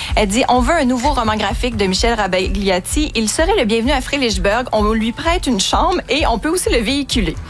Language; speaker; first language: French; native; French